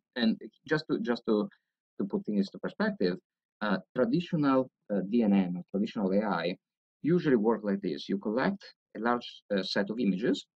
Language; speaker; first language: English; non-native, fluent; Italian